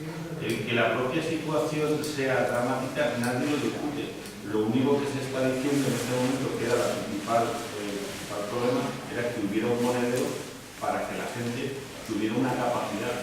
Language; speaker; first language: Spanish; native; Spanish